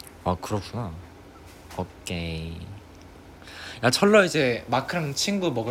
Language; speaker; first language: Korean; native; Korean